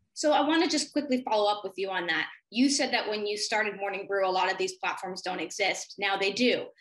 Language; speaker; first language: English; native; English